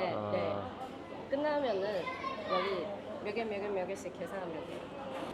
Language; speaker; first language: Korean; non-native, learner; Chinese